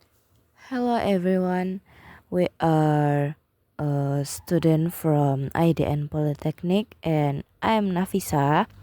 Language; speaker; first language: English; non-native, learner; Indonesian